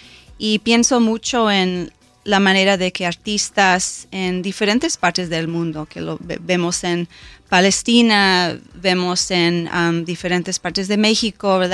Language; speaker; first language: Spanish; early bilingual, heritage; Spanish